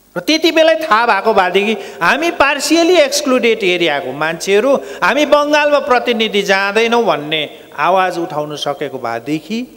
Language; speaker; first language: Nepali; native; Nepali